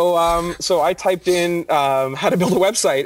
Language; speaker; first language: English; native; English